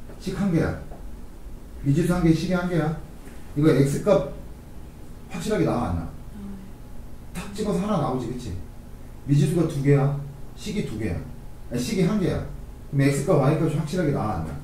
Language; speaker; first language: Korean; native; Korean